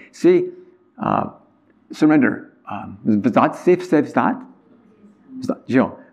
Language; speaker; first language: Czech; non-native, learner; English